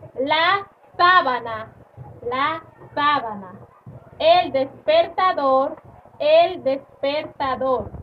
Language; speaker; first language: Spanish; non-native, fluent; Haitian Creole